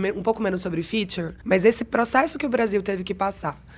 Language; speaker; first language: Portuguese; native; Portuguese